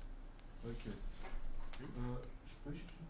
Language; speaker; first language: French; native; French